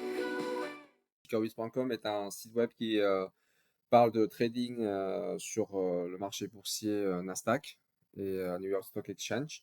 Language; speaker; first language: French; native; French